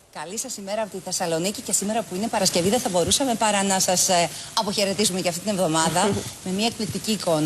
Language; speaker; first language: Greek; native; Greek